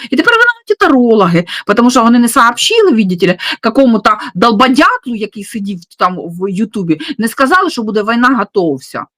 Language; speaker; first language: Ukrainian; non-native, local second language; Russian